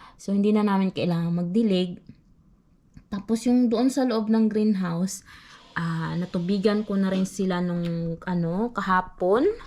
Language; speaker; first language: Filipino; non-native, local second language; Cebuano